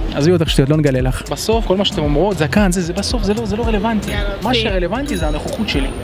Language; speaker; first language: Hebrew; native; Hebrew